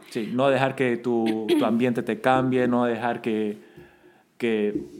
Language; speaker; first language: Spanish; native; Spanish